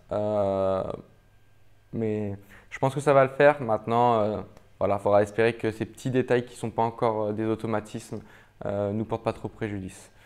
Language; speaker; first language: French; native; French